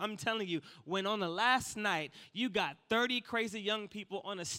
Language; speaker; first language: English; native; English